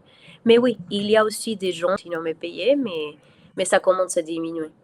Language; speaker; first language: French; non-native, fluent; Spanish